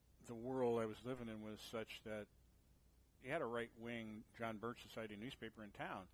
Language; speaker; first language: English; native; English